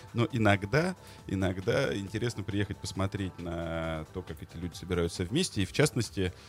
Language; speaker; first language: Russian; native; Russian